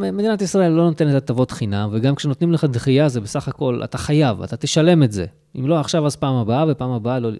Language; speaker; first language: Hebrew; early bilingual, other home language; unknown